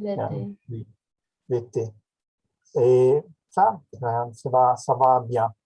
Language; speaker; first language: French; non-native, learner; Portuguese